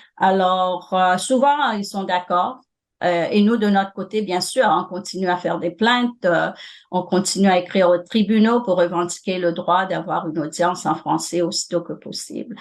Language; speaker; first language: French; non-native, local second language; Morisyen